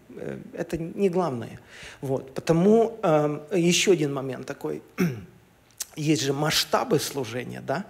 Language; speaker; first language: Russian; native; Russian